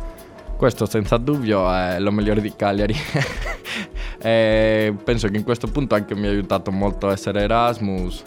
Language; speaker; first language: Italian; non-native, learner; Spanish